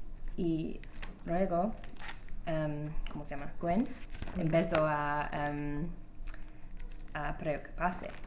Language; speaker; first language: Spanish; non-native, learner; English